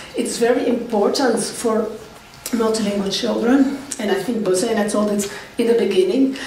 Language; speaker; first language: English; non-native, fluent; Dutch